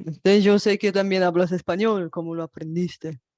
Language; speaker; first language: Spanish; non-native, fluent; Bulgarian